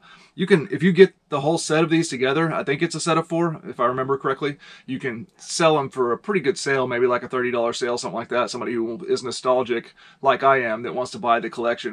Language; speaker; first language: English; native; English